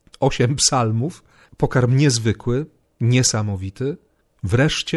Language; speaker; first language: Polish; native; Polish